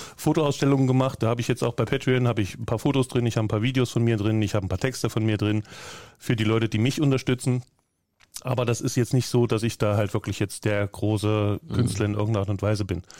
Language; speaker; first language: German; native; German